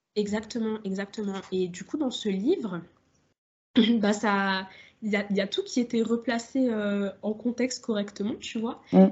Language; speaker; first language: French; native; French